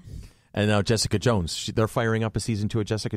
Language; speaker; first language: English; native; English